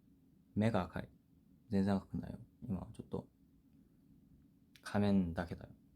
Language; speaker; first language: Japanese; non-native, fluent; Korean